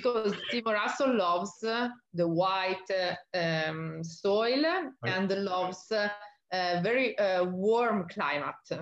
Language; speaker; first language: English; non-native, learner; Italian